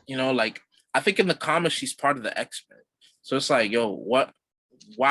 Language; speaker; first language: English; native; English